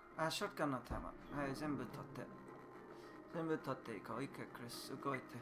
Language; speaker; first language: Japanese; non-native, learner; English